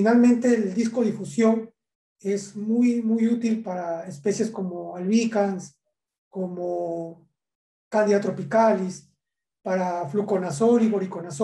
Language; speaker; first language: Spanish; native; Spanish